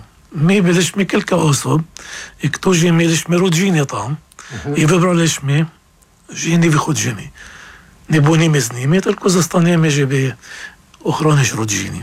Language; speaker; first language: Polish; non-native, fluent; Arabic